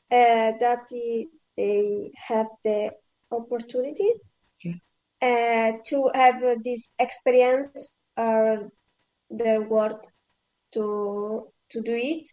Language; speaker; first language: English; non-native, learner; Italian